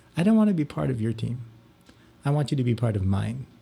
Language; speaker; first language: English; non-native, local second language; Filipino